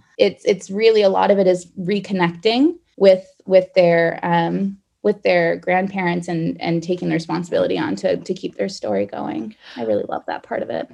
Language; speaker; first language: English; native; English